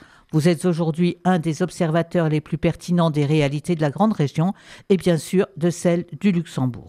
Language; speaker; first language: French; native; French